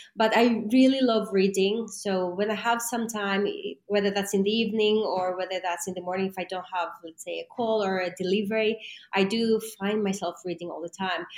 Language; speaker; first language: English; non-native, fluent; Greek